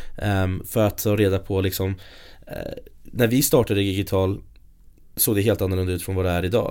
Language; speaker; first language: Swedish; native; Swedish